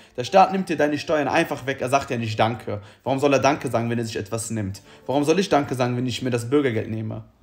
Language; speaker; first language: German; early bilingual, other home language; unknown